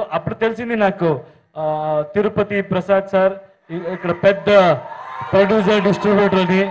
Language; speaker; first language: Telugu; non-native, learner; Kannada